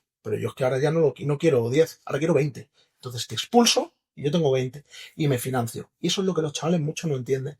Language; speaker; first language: Spanish; native; Spanish